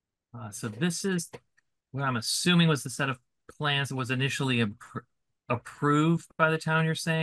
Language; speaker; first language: English; native; English